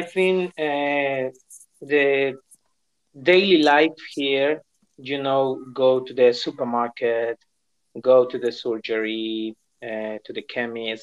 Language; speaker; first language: English; non-native, learner; Spanish